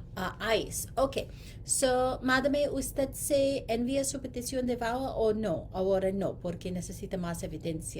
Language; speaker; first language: Spanish; non-native, learner; English